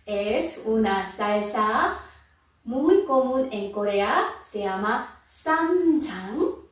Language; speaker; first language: Spanish; non-native, fluent; Korean